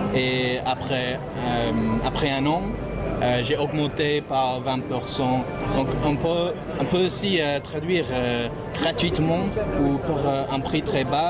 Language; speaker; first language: French; non-native, fluent; English